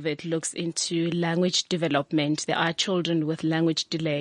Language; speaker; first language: English; non-native, local second language; Tswana